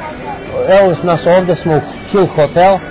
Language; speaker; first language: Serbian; early bilingual, heritage; Serbian